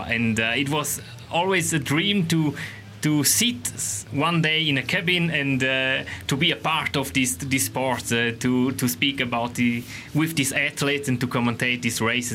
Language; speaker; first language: English; non-native, learner; Romansh